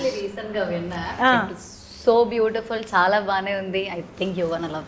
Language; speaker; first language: Telugu; non-native, learner; Malayalam